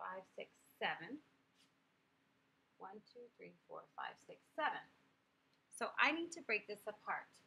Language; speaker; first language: English; native; English